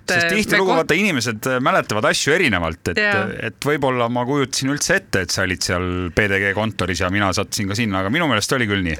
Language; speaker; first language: Estonian; native; Estonian